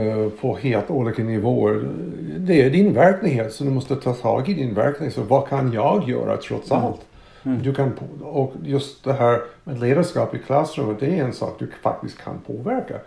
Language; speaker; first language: Swedish; non-native, fluent; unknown